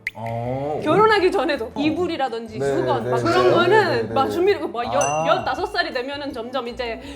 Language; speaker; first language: Korean; non-native, fluent; Italian